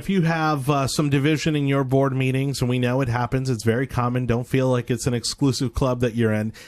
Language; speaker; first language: English; native; English